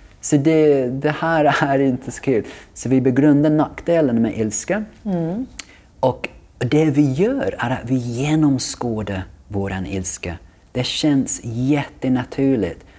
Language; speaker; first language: Swedish; non-native, fluent; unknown